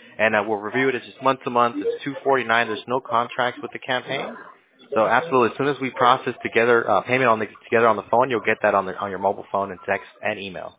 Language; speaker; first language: English; early bilingual, other home language; Spanish